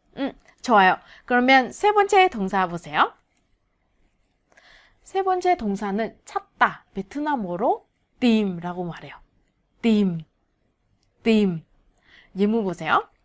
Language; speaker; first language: Korean; non-native, learner; Vietnamese